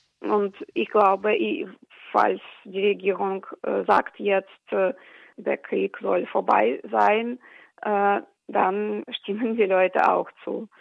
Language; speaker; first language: German; non-native, fluent; Russian